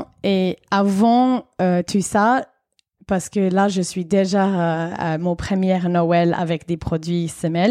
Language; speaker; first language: French; non-native, fluent; English